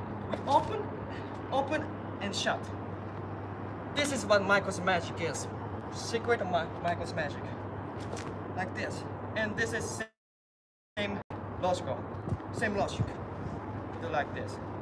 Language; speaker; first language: English; non-native, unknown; Japanese